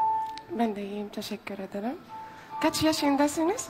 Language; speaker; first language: Turkish; non-native, learner; Arabic